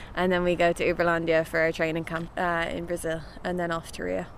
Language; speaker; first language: English; native; English